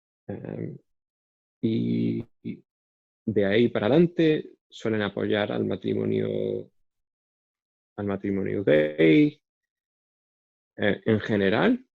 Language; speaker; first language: Spanish; non-native, fluent; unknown